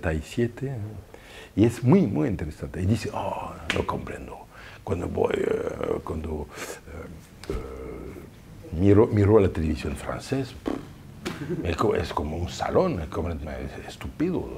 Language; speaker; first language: Spanish; non-native, fluent; French